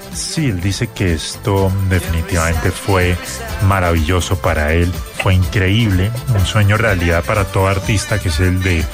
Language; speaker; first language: Spanish; native; Spanish